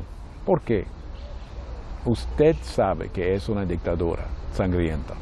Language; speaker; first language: Spanish; non-native, fluent; Portuguese